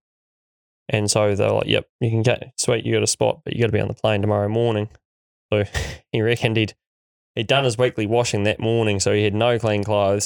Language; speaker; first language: English; native; English